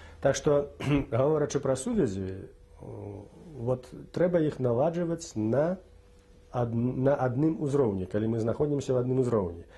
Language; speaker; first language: Belarusian; native; Belarusian